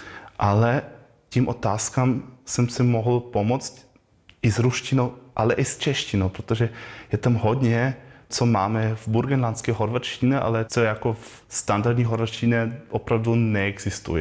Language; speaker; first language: Czech; non-native, fluent; Croatian